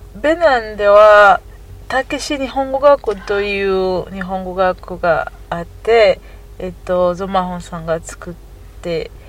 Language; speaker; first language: Japanese; non-native, fluent; Fon